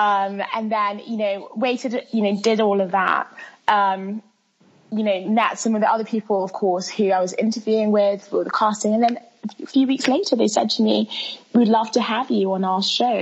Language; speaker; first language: English; early bilingual, other home language; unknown